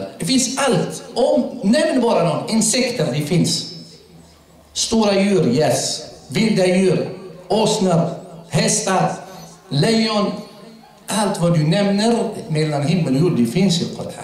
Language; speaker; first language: Swedish; non-native, fluent; Arabic